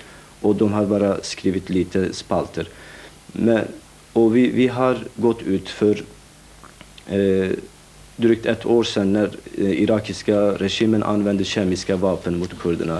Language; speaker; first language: Swedish; non-native, fluent; Kurdish